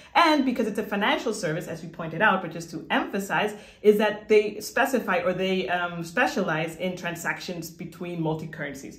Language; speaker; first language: English; non-native, fluent; Spanish